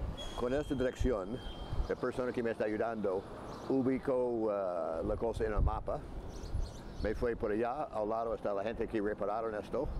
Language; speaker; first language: Spanish; non-native, fluent; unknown